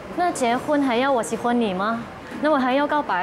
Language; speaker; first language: Chinese; non-native, learner; Thai